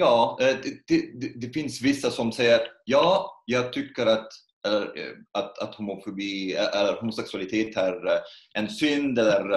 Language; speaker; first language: Swedish; non-native, fluent; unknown